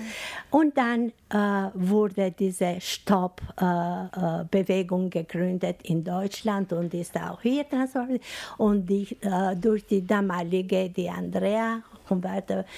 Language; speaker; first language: German; non-native, learner; Albanian